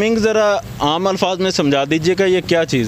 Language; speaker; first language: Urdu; non-native, local second language; Punjabi